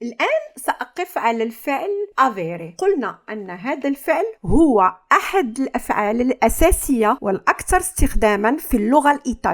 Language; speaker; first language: Arabic; native; Arabic